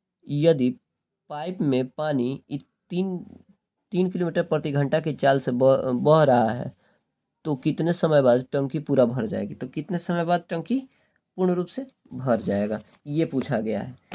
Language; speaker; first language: Hindi; native; Hindi